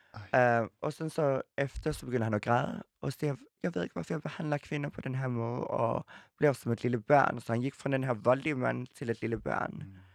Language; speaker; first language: Danish; early bilingual, other home language; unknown